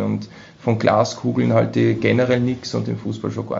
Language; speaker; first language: German; native; German